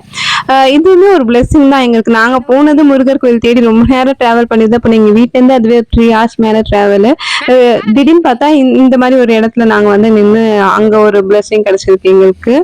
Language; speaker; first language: Tamil; native; Tamil